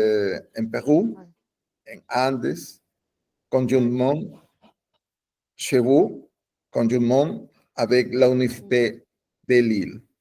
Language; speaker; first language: French; non-native, learner; Spanish